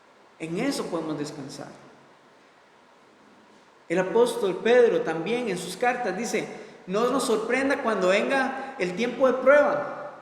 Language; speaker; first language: Spanish; native; Spanish